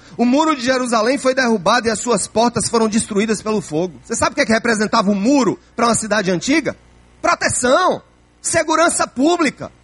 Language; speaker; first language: Portuguese; native; Portuguese